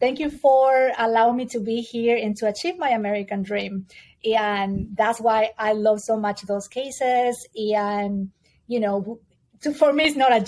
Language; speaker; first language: English; non-native, fluent; Spanish